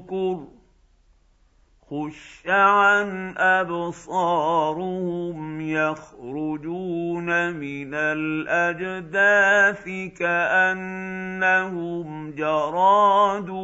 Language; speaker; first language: Arabic; native; Arabic